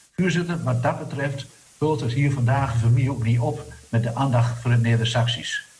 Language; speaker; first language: Dutch; non-native, local second language; Low German